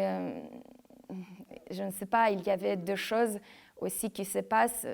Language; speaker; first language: French; non-native, fluent; Ukrainian